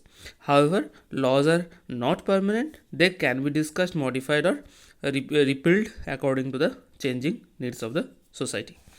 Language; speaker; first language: English; non-native, local second language; Hindi